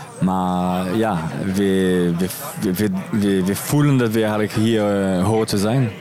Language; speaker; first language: Dutch; non-native, fluent; French